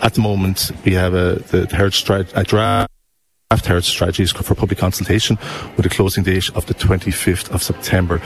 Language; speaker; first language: English; native; English